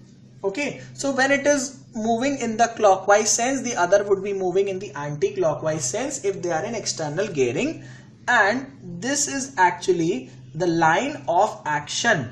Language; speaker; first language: English; non-native, local second language; Hindi